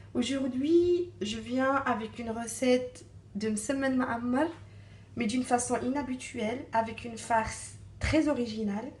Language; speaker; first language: French; non-native, local second language; Arabic